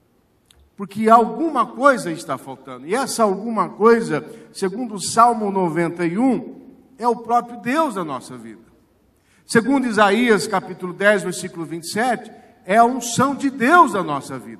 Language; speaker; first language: Portuguese; native; Portuguese